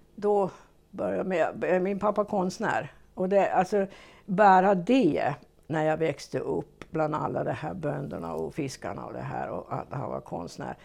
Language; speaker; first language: Swedish; native; Swedish